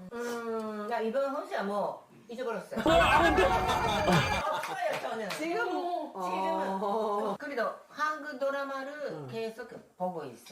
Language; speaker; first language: Korean; non-native, learner; Japanese